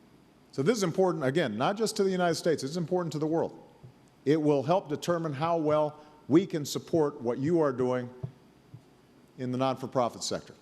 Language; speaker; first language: English; native; English